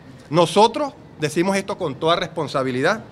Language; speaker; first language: Spanish; native; Spanish